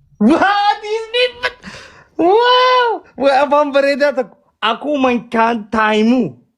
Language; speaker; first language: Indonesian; non-native, learner; Oromo